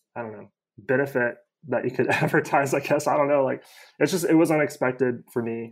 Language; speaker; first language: English; native; English